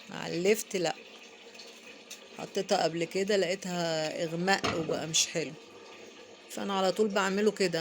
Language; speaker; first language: Arabic; native; Arabic